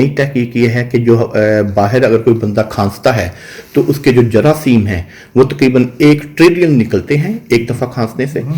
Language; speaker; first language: Urdu; native; Urdu